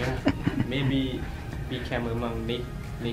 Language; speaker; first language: English; non-native, learner; Lao